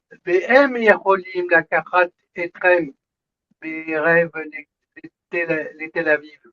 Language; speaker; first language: Hebrew; non-native, learner; French